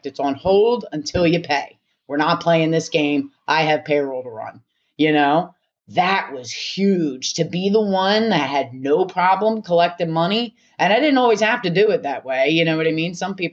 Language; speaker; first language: English; native; English